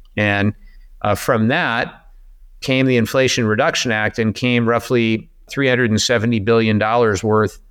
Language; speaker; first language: English; native; English